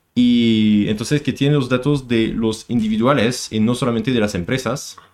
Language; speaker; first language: Spanish; non-native, fluent; French